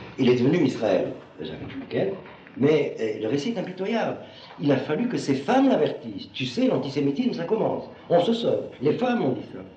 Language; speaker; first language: French; native; French